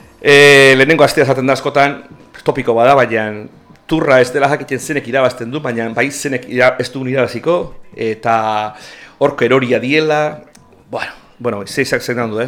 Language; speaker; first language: Basque; native; Basque